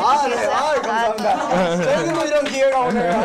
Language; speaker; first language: Korean; native; Korean